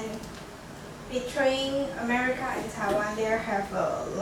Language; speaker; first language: English; non-native, learner; Chinese